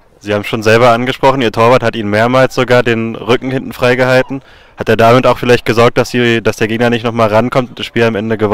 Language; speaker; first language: German; native; German